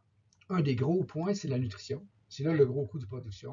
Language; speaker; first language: French; native; French